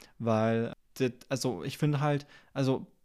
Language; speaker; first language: German; native; German